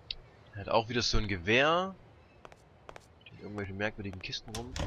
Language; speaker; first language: German; native; German